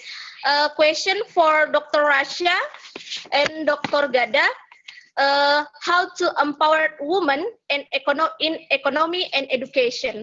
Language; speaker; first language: English; non-native, fluent; Indonesian